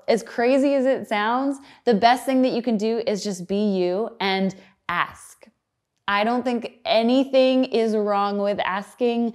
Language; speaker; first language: English; native; English